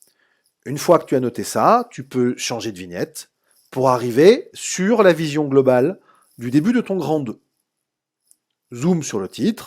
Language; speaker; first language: French; native; French